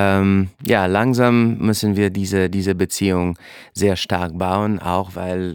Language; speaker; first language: German; non-native, fluent; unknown